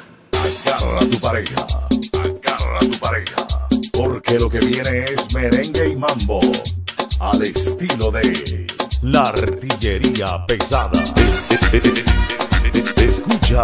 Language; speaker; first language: Spanish; native; Spanish